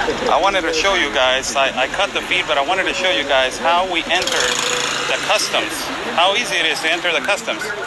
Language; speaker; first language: English; non-native, fluent; Spanish